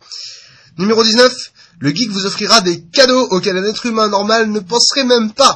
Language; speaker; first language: French; native; French